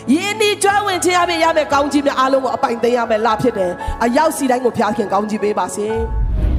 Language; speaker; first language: Burmese; non-native, local second language; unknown